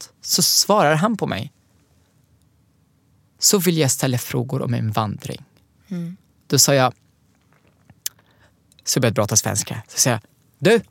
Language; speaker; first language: Swedish; non-native, learner; Arabic